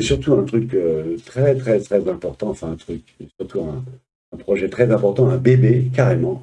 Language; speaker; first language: French; native; French